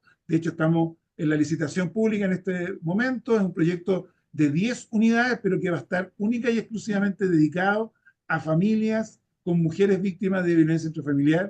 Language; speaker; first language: Spanish; native; Spanish